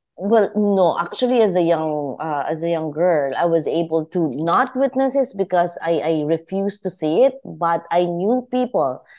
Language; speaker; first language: English; non-native, local second language; Filipino